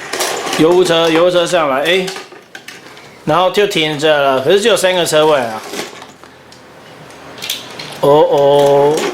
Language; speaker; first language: Chinese; native; Chinese